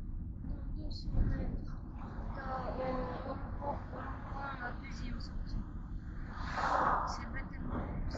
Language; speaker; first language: French; non-native, learner; Russian